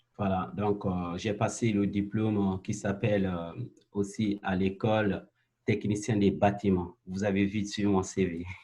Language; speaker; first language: French; non-native, local second language; Bambara